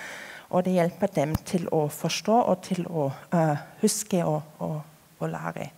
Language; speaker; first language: Norwegian; non-native, fluent; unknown